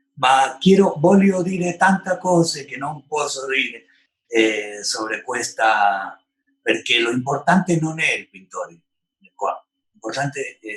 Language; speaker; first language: Italian; non-native, learner; Spanish